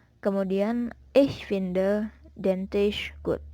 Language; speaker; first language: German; non-native, fluent; Indonesian